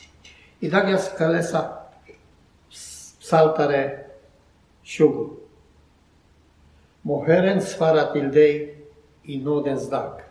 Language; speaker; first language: Swedish; non-native, learner; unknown